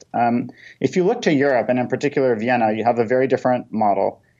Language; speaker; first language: English; native; English